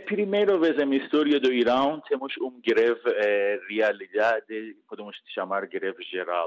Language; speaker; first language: Portuguese; non-native, learner; Persian